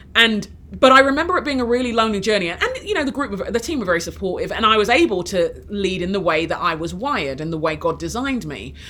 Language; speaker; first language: English; early bilingual, other home language; Yoruba